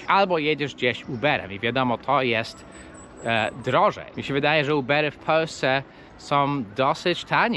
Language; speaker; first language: Polish; non-native, fluent; English